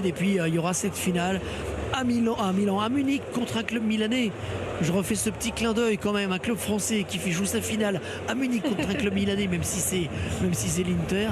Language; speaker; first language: French; native; French